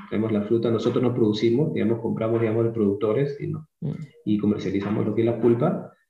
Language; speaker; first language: Spanish; early bilingual, heritage; Spanish